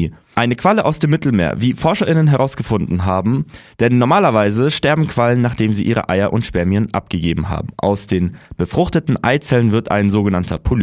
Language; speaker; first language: German; native; German